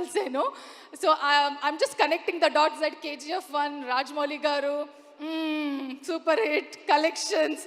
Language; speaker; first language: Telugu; non-native, learner; Tulu